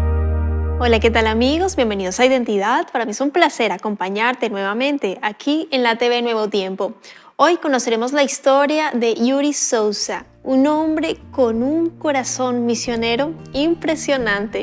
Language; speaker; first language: Spanish; native; Spanish